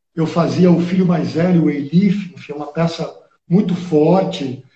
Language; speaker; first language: Portuguese; early bilingual, other home language; Spanish